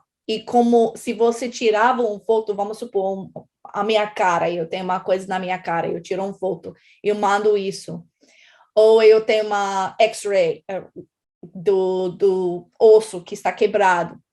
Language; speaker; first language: Portuguese; non-native, fluent; English